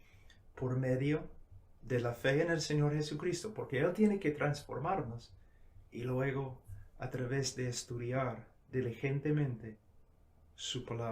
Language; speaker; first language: Spanish; non-native, fluent; English